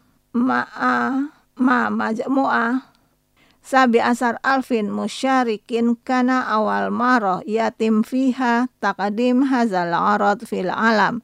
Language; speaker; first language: Arabic; non-native, fluent; Indonesian